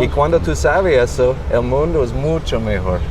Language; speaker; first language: Spanish; non-native, learner; English